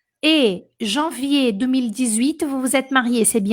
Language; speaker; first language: French; non-native, fluent; Portuguese